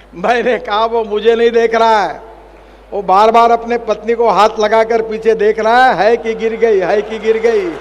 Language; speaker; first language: Hindi; non-native, local second language; Marathi